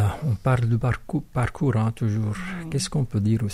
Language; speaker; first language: French; non-native, fluent; Arabic